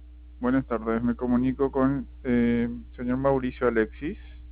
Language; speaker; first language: Spanish; native; Spanish